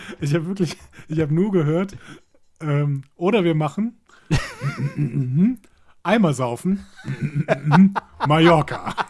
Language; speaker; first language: German; native; German